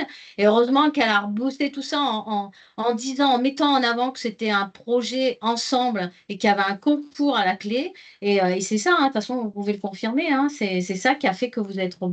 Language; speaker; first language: French; native; French